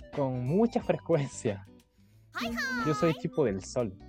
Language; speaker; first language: Spanish; non-native, fluent; Japanese